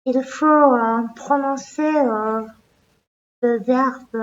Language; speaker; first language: French; non-native, learner; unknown